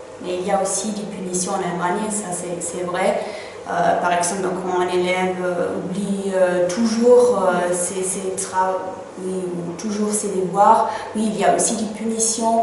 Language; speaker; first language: French; non-native, fluent; German